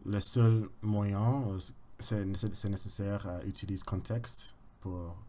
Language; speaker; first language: French; non-native, learner; English